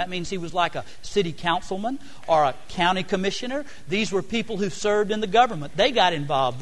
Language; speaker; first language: English; native; English